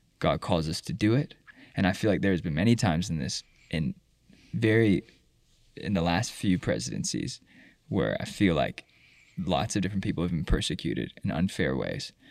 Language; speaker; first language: English; native; English